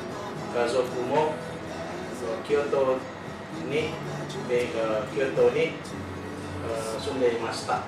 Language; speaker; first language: Japanese; non-native, fluent; Indonesian